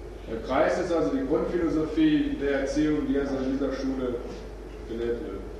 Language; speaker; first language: German; native; German